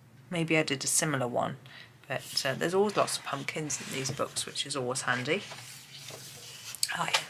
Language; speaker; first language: English; native; English